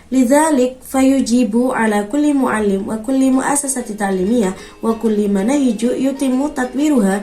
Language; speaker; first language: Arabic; non-native, learner; Indonesian